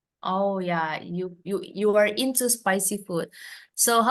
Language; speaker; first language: English; non-native, fluent; Indonesian